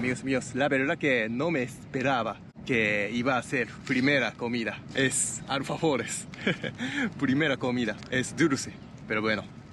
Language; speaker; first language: Spanish; non-native, fluent; Japanese